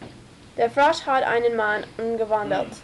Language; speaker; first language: German; non-native, learner; English